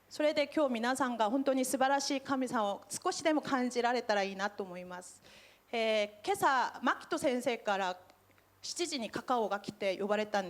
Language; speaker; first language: Japanese; non-native, fluent; Korean